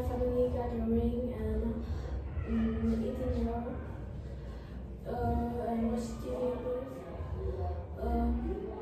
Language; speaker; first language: English; non-native, learner; Vietnamese